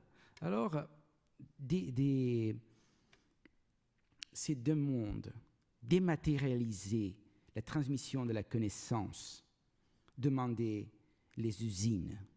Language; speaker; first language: French; non-native, learner; Portuguese